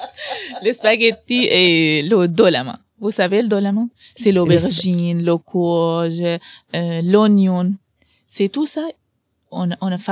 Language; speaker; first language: French; non-native, learner; Arabic